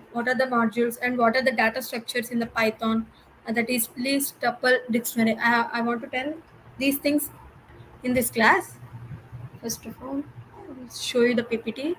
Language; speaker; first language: English; non-native, local second language; Telugu